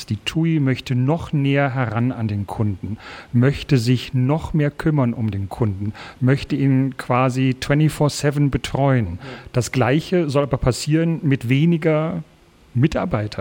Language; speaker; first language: German; native; German